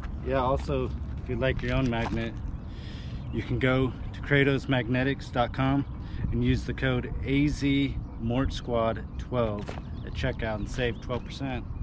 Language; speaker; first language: English; native; English